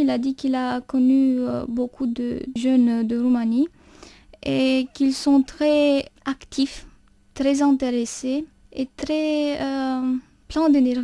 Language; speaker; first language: French; non-native, fluent; Romanian